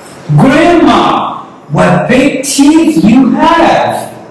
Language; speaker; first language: English; non-native, fluent; Portuguese